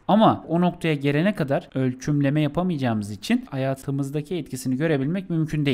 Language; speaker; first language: Turkish; native; Turkish